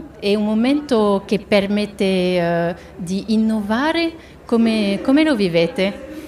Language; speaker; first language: Italian; non-native, fluent; French